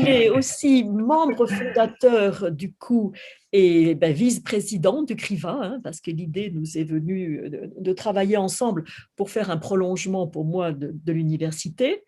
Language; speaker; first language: French; native; French